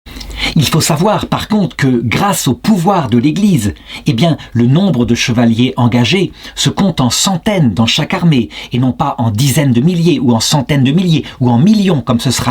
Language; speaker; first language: French; native; French